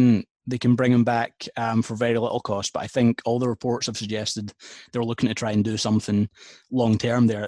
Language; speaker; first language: English; native; English